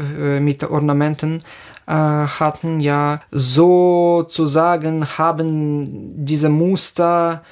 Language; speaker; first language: German; non-native, fluent; Ukrainian